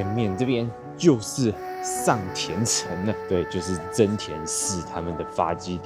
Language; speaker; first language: Chinese; native; Chinese